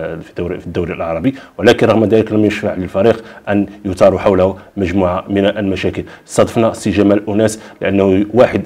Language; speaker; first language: Arabic; native; Arabic